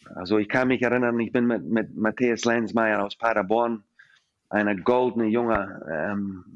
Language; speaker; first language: German; non-native, fluent; English